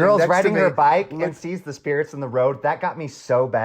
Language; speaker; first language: English; native; English